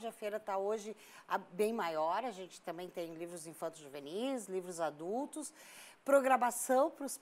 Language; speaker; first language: Portuguese; native; Portuguese